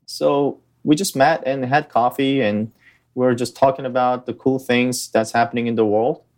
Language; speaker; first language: English; early bilingual, other home language; Korean